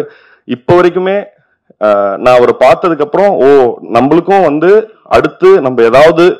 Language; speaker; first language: Tamil; native; Tamil